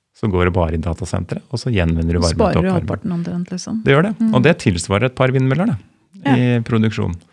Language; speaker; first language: Norwegian; native; Norwegian